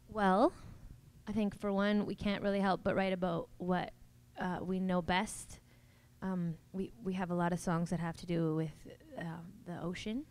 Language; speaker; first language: English; native; English